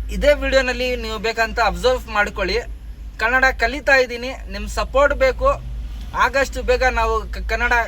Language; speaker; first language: Kannada; non-native, local second language; Urdu